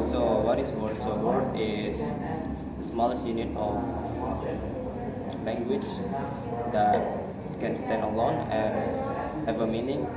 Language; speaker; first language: English; non-native, learner; Indonesian